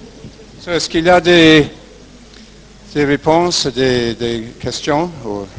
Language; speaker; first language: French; non-native, fluent; English